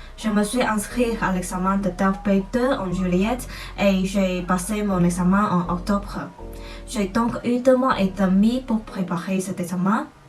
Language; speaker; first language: French; non-native, fluent; Chinese